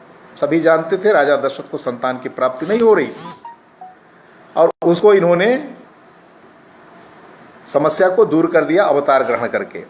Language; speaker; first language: Hindi; native; Hindi